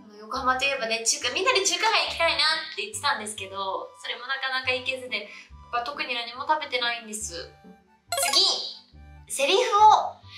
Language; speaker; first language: Japanese; early bilingual, other home language; Vietnamese